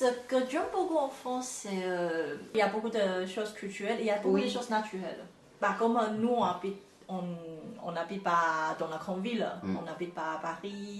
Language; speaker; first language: French; non-native, fluent; Chinese